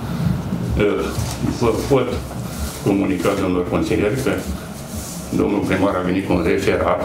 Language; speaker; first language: Romanian; native; Romanian